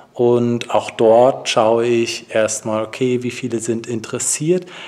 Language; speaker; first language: German; native; German